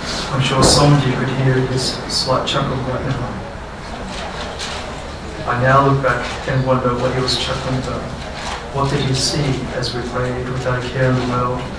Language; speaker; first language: English; early bilingual, other home language; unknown